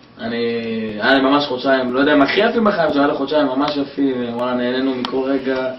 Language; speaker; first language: Hebrew; native; Hebrew